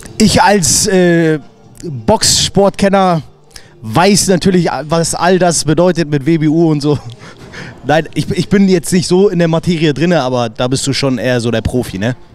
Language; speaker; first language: German; native; German